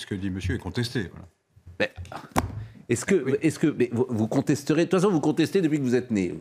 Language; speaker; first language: French; native; French